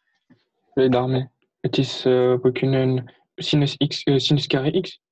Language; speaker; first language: Dutch; non-native, learner; French